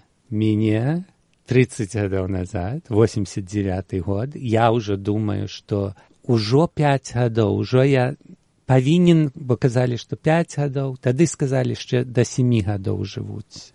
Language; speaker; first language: Belarusian; early bilingual, heritage; Belarusian